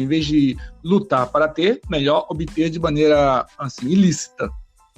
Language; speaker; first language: Portuguese; native; Portuguese